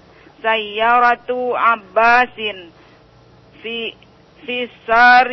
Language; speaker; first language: Arabic; non-native, learner; Indonesian